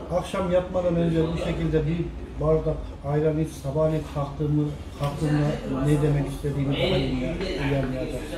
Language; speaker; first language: Korean; non-native, learner; Turkish